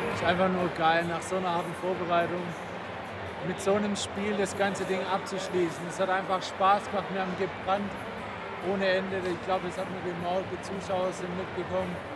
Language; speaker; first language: German; native; German